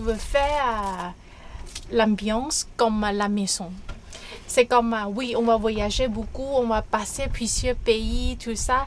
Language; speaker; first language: French; non-native, learner; Thai